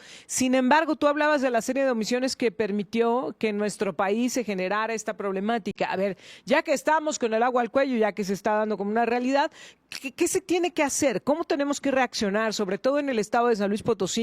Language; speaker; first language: Spanish; native; Spanish